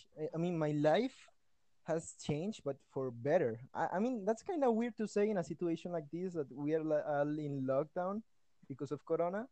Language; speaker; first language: English; non-native, fluent; Spanish